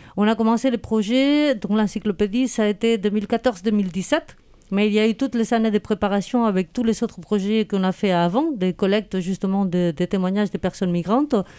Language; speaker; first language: French; non-native, fluent; Spanish